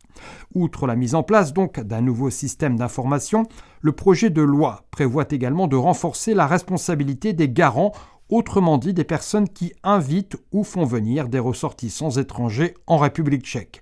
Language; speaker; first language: French; native; French